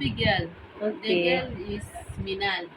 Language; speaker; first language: English; non-native, local second language; Hausa